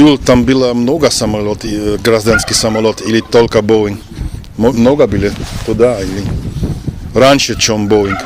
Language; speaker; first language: Russian; non-native, learner; Dutch